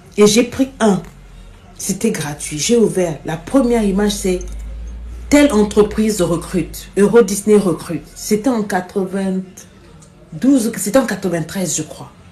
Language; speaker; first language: French; non-native, local second language; Lingala